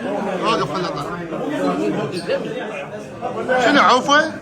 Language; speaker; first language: Arabic; native; Arabic